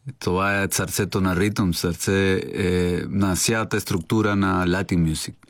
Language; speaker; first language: Bulgarian; non-native, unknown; Spanish